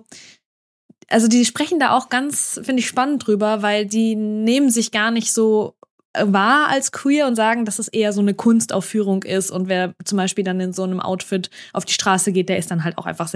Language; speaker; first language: German; early bilingual, other home language; Russian